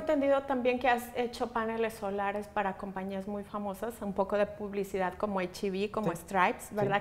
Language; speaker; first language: Spanish; native; Spanish